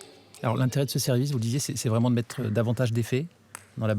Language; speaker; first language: French; native; French